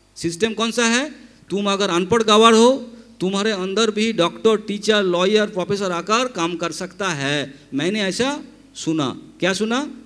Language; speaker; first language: Hindi; non-native, local second language; Bangla